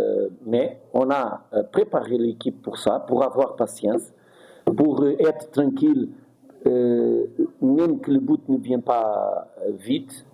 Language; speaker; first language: French; non-native, fluent; Portuguese